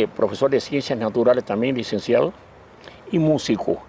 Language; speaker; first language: Spanish; native; Spanish